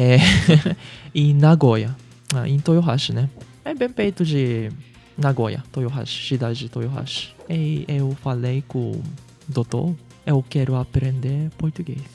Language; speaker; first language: Portuguese; early bilingual, heritage; Japanese